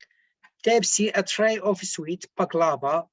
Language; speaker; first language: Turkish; non-native, fluent; Arabic